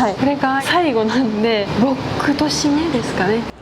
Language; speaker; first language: Japanese; native; Japanese